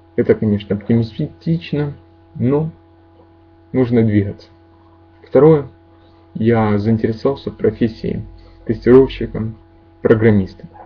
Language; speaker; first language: Russian; native; Russian